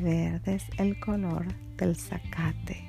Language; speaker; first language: Spanish; early bilingual, heritage; Spanish